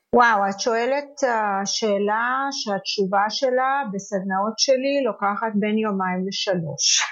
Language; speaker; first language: Hebrew; non-native, fluent; English